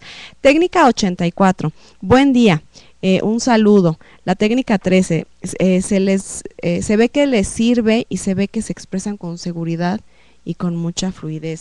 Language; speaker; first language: Spanish; native; Spanish